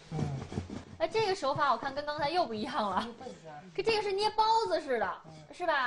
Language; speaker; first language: Chinese; native; Chinese